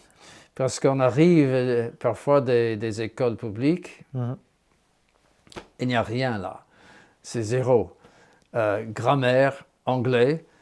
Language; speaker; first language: French; non-native, fluent; English